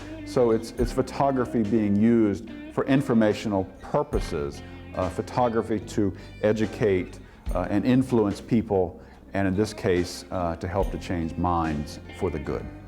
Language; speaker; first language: English; native; English